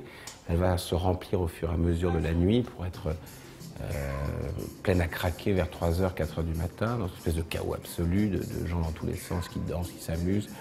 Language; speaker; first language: French; native; French